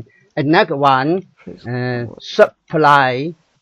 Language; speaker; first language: English; non-native, learner; Chinese